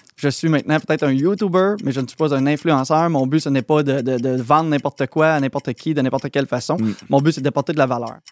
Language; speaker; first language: French; native; French